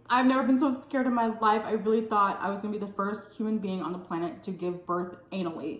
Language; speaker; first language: English; native; English